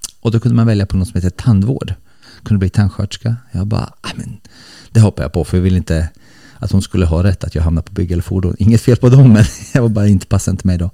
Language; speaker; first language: Swedish; early bilingual, other home language; Bosnian